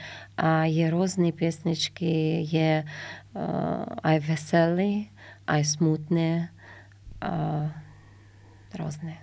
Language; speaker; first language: Slovak; non-native, learner; Ukrainian